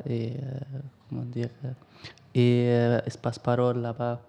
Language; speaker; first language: French; non-native, learner; Arabic